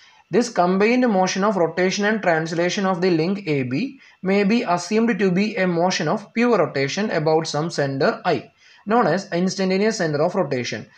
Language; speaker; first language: English; non-native, local second language; Malayalam